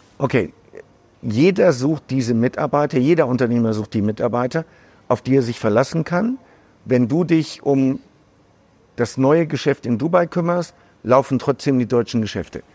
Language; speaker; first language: German; native; German